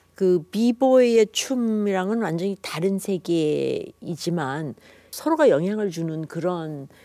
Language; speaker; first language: Korean; native; Korean